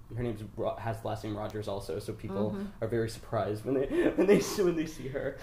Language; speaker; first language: English; native; English